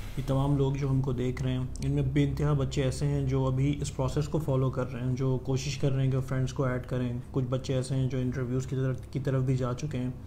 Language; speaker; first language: Urdu; native; Urdu